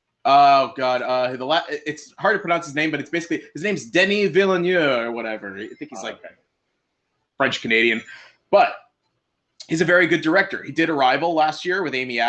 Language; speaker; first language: English; native; English